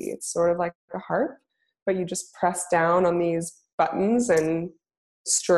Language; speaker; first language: English; native; English